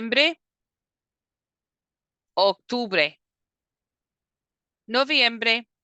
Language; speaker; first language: Spanish; non-native, fluent; English